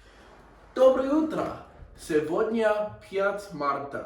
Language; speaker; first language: Russian; non-native, learner; English